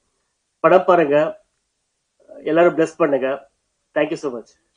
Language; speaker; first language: Tamil; non-native, learner; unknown